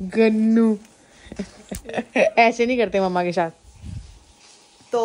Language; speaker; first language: Hindi; native; Hindi